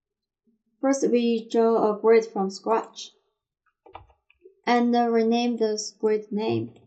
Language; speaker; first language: English; non-native, fluent; Chinese